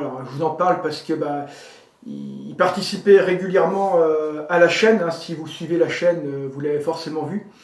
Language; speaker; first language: French; native; French